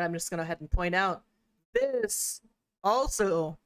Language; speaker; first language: English; native; English